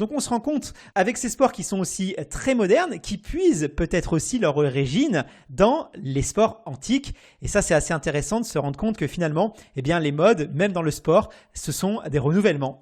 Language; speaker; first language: French; native; French